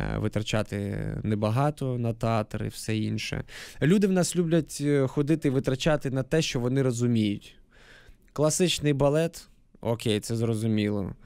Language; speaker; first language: Ukrainian; native; Ukrainian